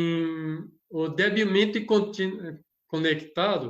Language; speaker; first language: Spanish; non-native, learner; Portuguese